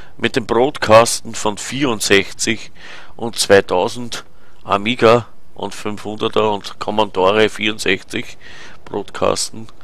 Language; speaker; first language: German; native; German